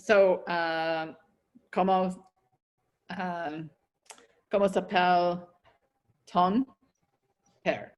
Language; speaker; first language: French; non-native, learner; English